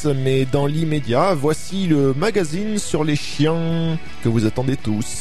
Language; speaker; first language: French; native; French